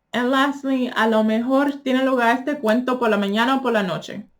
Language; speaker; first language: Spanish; early bilingual, heritage; Spanish